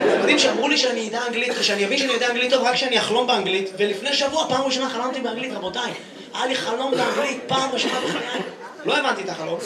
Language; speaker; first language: Hebrew; native; Hebrew